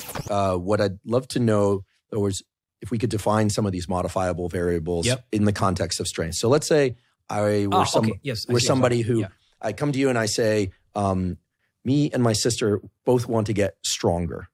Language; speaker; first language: English; native; English